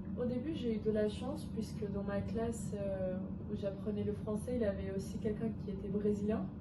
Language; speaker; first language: French; early bilingual, other home language; Portuguese